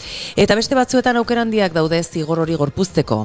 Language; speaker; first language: Basque; native; Basque